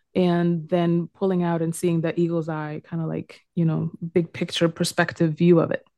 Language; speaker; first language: English; early bilingual, other home language; Spanish